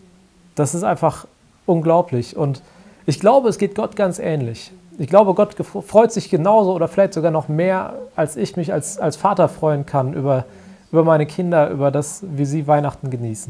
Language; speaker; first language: German; native; German